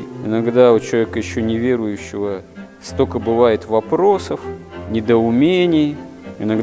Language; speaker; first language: Russian; native; Russian